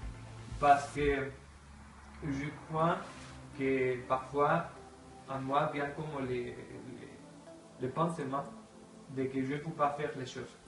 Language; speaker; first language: French; non-native, learner; Spanish